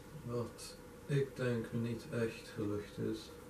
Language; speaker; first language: Dutch; non-native, fluent; English